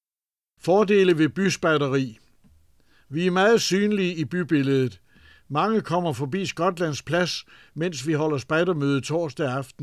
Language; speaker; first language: Danish; native; Danish